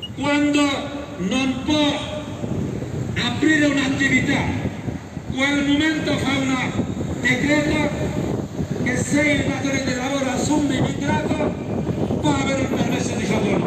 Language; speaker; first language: Italian; non-native, fluent; Bangla